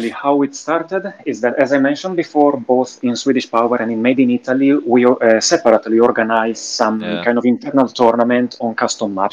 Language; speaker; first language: English; non-native, fluent; Italian